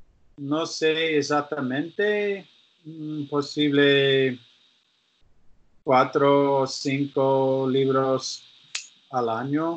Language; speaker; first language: Spanish; non-native, learner; English